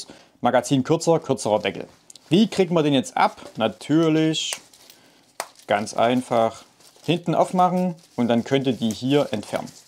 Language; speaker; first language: German; native; German